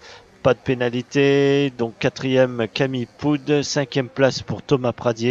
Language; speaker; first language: French; native; French